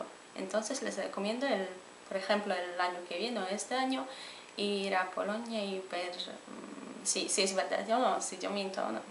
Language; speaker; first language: Spanish; non-native, fluent; Polish